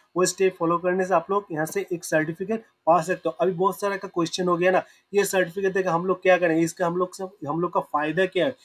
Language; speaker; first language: Hindi; non-native, local second language; Assamese